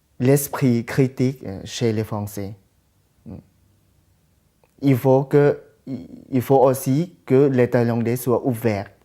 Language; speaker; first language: French; non-native, fluent; Thai